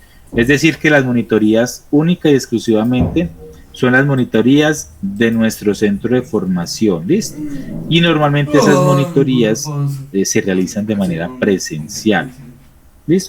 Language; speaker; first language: Spanish; native; Spanish